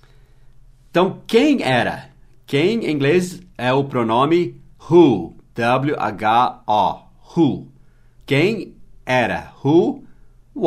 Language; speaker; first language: Portuguese; non-native, fluent; English